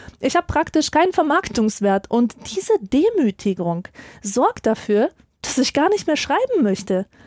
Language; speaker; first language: German; early bilingual, other home language; Polish